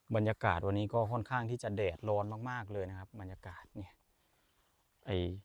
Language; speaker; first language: Thai; non-native, local second language; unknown